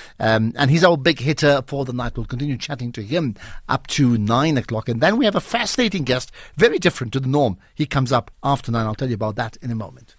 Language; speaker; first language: English; native; English